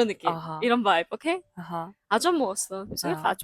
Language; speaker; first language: Korean; non-native, fluent; Mongolian